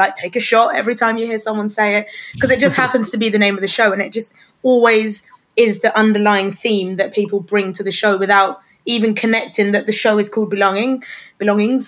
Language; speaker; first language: English; native; English